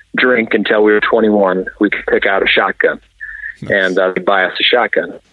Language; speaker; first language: English; native; English